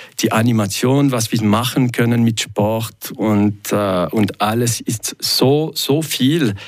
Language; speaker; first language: German; non-native, local second language; French